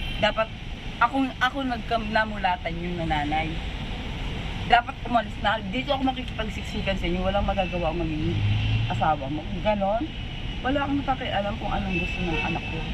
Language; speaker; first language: Filipino; non-native, local second language; Cebuano